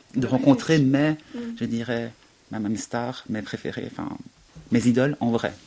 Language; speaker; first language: French; early bilingual, other home language; Turkish